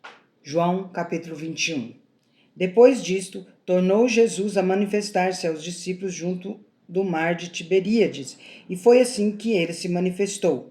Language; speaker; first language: Portuguese; native; Portuguese